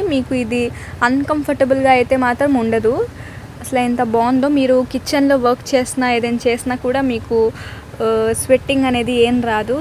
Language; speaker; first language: Telugu; non-native, local second language; Urdu